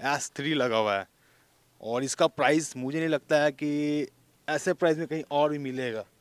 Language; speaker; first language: Hindi; native; Hindi